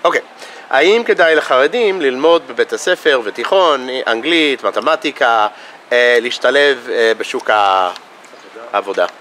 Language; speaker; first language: Hebrew; non-native, fluent; English